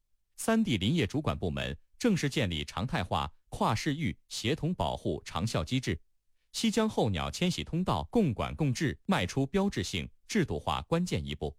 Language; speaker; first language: Chinese; native; Chinese